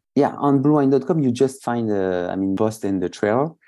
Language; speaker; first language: English; non-native, fluent; French